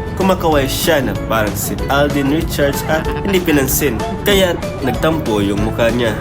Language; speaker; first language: Filipino; non-native, local second language; Cebuano